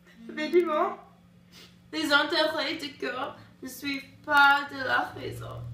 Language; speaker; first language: French; non-native, learner; English